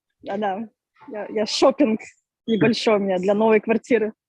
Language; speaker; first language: Russian; native; Russian